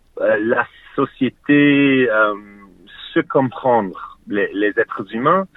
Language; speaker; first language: French; non-native, fluent; English